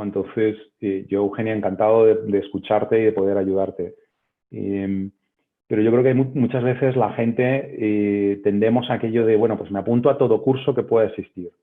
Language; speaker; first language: Spanish; native; Spanish